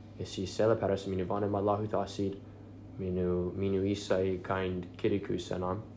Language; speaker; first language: Estonian; non-native, fluent; English